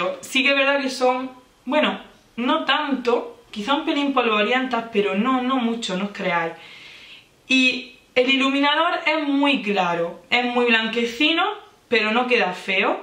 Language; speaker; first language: Spanish; native; Spanish